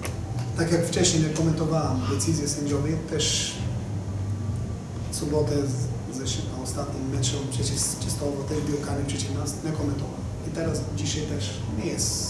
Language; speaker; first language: Polish; non-native, learner; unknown